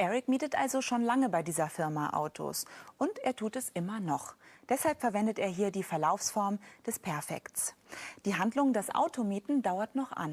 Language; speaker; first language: German; native; German